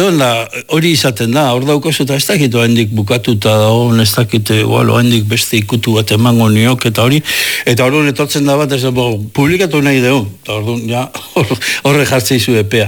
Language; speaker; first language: Basque; native; Basque